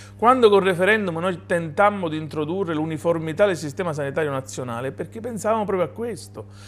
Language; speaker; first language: Italian; native; Italian